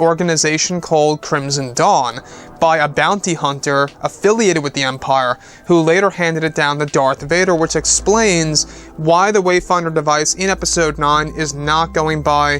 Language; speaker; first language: English; native; English